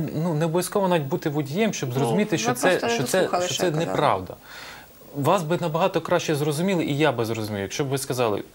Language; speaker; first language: Ukrainian; native; Ukrainian